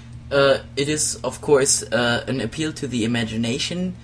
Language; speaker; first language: English; non-native, fluent; German